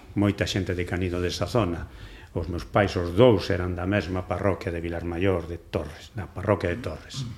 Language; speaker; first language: Galician; non-native, local second language; Spanish